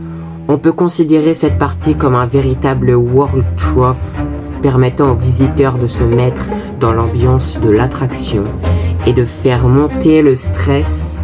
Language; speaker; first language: French; native; French